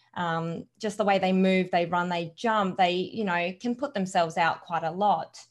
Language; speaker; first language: English; native; English